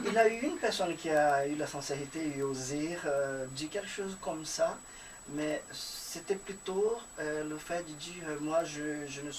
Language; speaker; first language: French; non-native, fluent; Portuguese